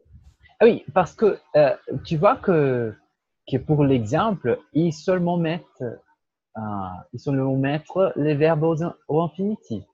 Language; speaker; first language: French; non-native, learner; Portuguese